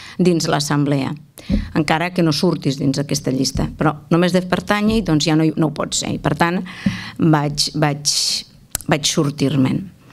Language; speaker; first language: Catalan; native; Catalan